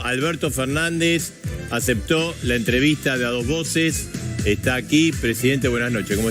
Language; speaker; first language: Spanish; native; Spanish